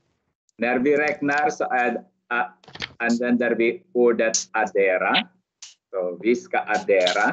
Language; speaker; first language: Swedish; non-native, fluent; Arabic